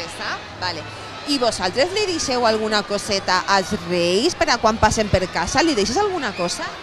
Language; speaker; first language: Catalan; native; Catalan